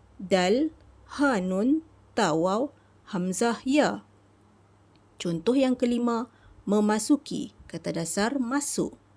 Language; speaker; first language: Malay; native; Malay